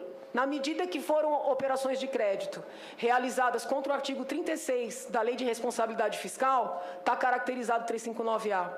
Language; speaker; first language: Portuguese; native; Portuguese